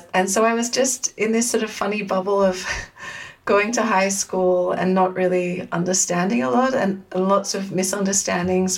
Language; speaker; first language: English; native; English